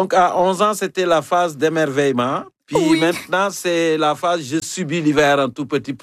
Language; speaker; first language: French; native; French